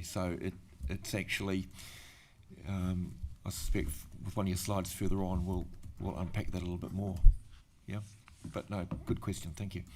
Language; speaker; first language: English; native; English